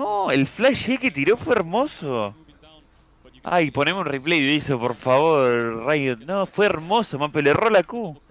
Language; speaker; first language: Spanish; native; Spanish